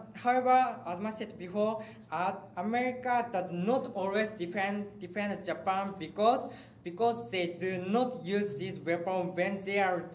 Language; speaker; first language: English; non-native, learner; Japanese